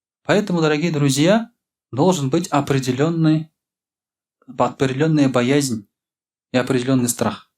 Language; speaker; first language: Russian; non-native, local second language; Tatar